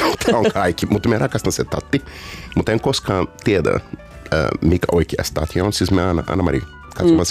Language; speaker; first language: Finnish; non-native, fluent; Portuguese